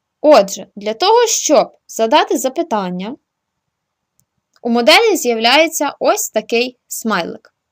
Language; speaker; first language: Ukrainian; native; Ukrainian